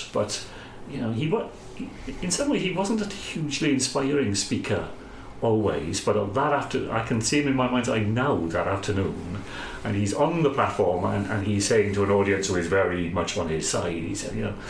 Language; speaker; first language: English; native; English